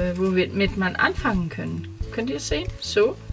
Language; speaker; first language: German; non-native, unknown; Danish